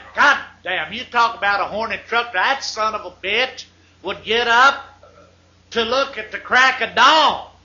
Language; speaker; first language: English; native; English